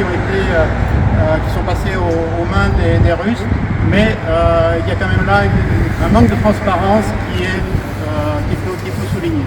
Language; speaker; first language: French; native; French